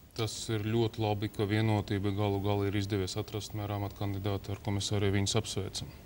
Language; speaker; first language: Latvian; non-native, local second language; Russian